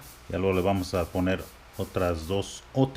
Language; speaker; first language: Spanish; early bilingual, heritage; Spanish